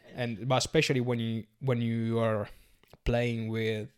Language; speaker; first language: English; non-native, learner; Italian